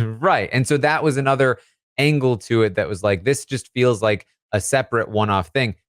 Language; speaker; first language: English; native; English